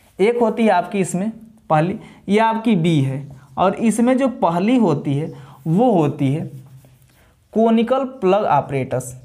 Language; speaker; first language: Hindi; native; Hindi